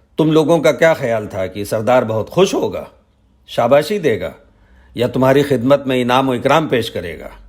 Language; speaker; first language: Urdu; native; Urdu